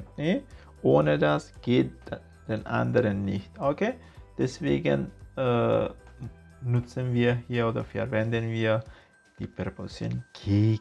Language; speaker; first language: German; non-native, fluent; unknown